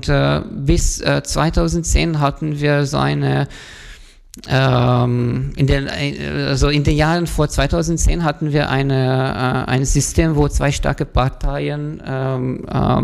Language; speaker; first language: German; non-native, fluent; Hungarian